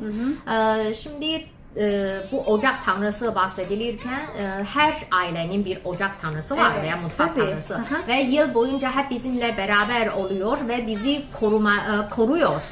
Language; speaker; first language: Turkish; non-native, fluent; Chinese